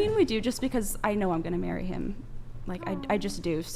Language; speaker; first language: English; native; English